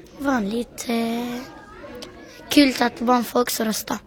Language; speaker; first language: Swedish; early bilingual, other home language; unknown